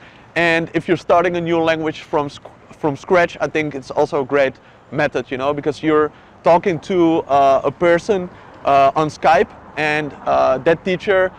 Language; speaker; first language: English; non-native, fluent; Dutch